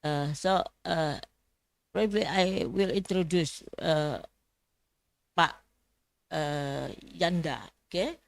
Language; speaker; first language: English; non-native, fluent; Indonesian